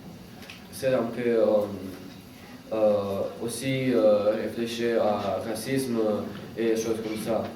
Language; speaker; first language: French; non-native, learner; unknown